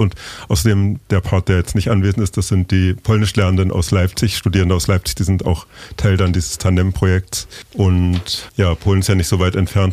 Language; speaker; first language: German; native; German